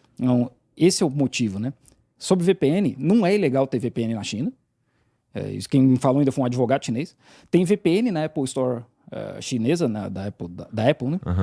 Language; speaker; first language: Portuguese; native; Portuguese